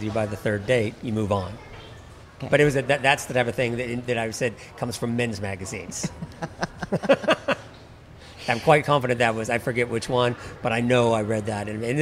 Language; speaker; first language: English; native; English